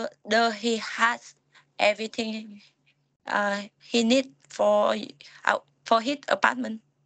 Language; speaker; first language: English; non-native, learner; Vietnamese